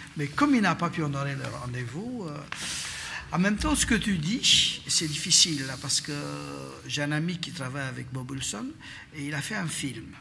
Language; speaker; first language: French; non-native, fluent; Romanian